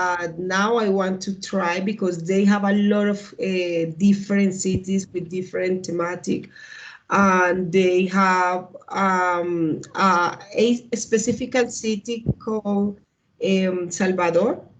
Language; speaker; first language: English; non-native, learner; Spanish